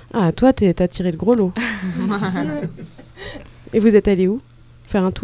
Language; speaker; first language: French; native; French